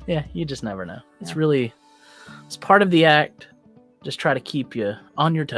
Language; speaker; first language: English; native; English